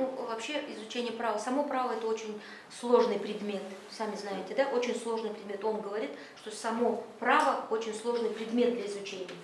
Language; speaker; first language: Russian; native; Russian